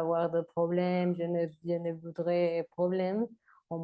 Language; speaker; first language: French; non-native, learner; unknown